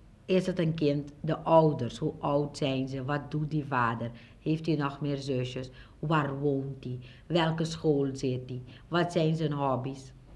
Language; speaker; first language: Dutch; non-native, local second language; Papiamento